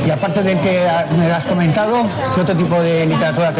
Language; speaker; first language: Spanish; native; Spanish